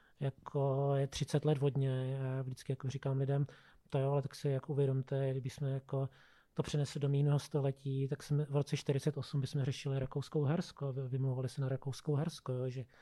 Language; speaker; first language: Czech; native; Czech